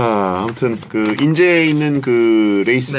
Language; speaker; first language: Korean; native; Korean